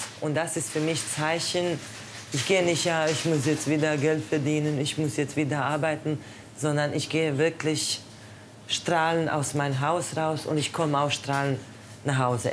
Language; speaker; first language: German; non-native, fluent; Croatian